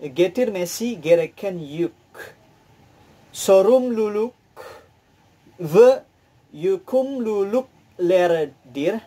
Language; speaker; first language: Turkish; non-native, learner; Indonesian